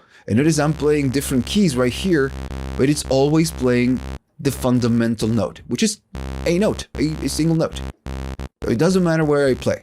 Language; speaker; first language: English; non-native, fluent; Spanish